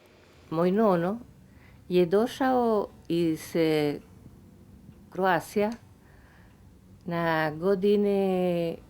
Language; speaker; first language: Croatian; early bilingual, heritage; Spanish